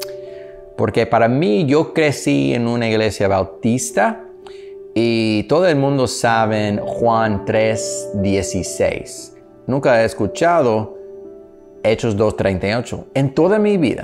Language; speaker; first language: Spanish; non-native, learner; English